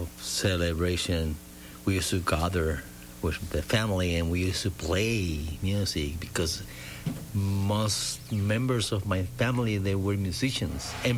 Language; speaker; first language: English; non-native, fluent; Spanish